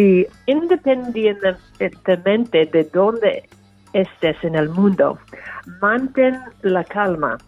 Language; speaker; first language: Spanish; non-native, learner; English